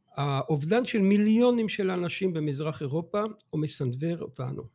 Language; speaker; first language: Hebrew; non-native, fluent; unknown